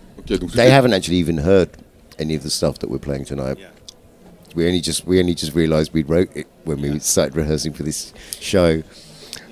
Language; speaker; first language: English; native; English